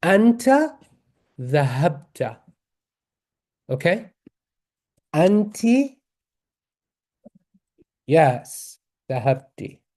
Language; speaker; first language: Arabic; non-native, fluent; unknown